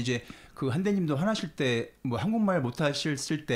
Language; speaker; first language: Korean; native; Korean